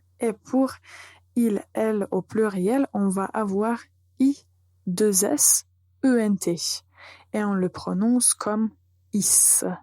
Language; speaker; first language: French; native; French